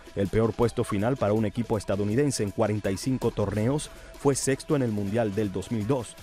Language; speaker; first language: Spanish; native; Spanish